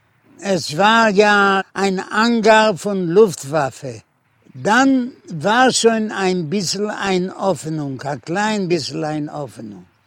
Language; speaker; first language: German; non-native, learner; Yiddish